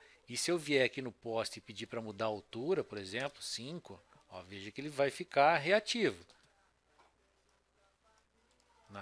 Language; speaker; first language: Portuguese; native; Portuguese